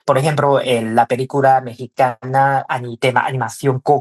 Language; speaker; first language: Spanish; non-native, fluent; Chinese